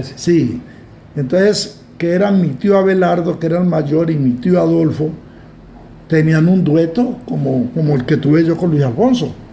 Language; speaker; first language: Spanish; native; Spanish